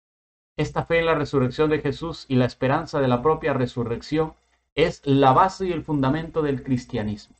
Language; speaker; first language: Spanish; native; Spanish